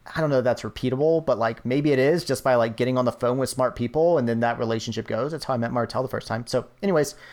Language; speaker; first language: English; native; English